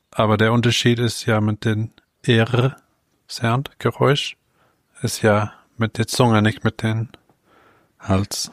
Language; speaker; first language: German; non-native, fluent; English